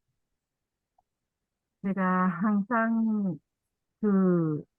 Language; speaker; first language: Korean; non-native, learner; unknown